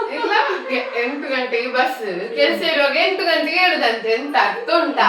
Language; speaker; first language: Kannada; non-native, local second language; Tulu